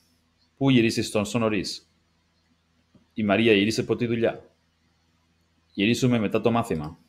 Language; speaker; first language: Greek; non-native, learner; English